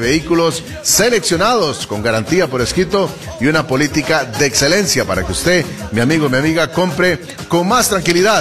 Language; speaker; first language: Spanish; native; Spanish